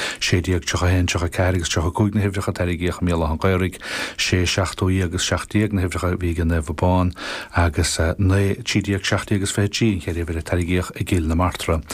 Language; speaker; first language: Irish; native; Irish